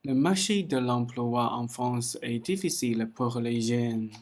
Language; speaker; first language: French; non-native, learner; Chinese